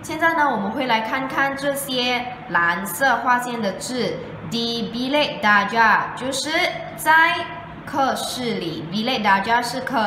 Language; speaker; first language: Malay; non-native, local second language; Chinese